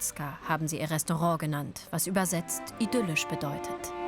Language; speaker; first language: German; native; German